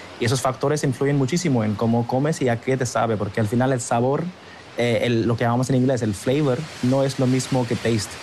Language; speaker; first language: Spanish; non-native, fluent; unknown